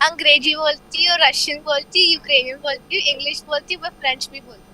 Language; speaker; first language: Hindi; early bilingual, heritage; Hindi